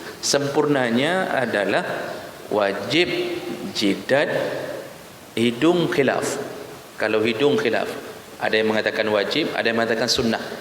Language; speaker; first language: Malay; non-native, local second language; Achinese